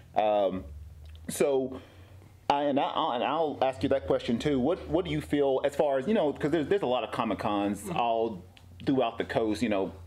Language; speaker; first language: English; native; English